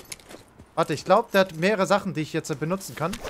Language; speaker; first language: German; native; German